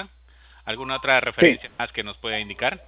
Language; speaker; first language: Spanish; native; Spanish